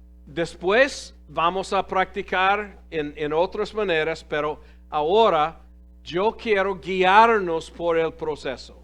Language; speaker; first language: Spanish; non-native, fluent; English